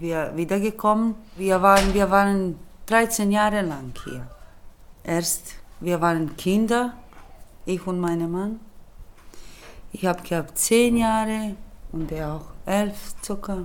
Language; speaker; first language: German; early bilingual, other home language; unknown